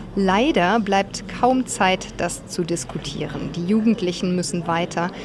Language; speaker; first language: German; native; German